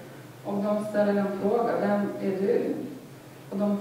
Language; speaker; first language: Swedish; non-native, fluent; Lithuanian